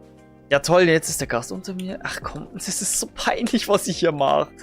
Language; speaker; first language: German; native; German